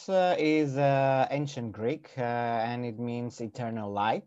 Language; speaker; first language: English; non-native, fluent; Greek